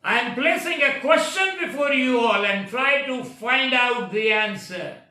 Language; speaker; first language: English; non-native, local second language; Hindi